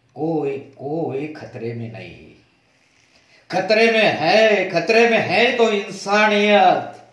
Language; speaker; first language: Hindi; non-native, local second language; Marathi